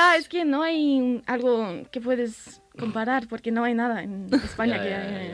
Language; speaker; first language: Spanish; early bilingual, heritage; English